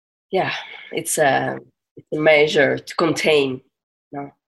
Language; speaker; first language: English; non-native, fluent; Italian